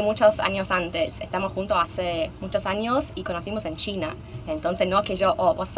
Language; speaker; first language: Spanish; non-native, fluent; Russian